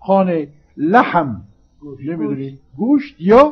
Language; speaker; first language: Persian; non-native, fluent; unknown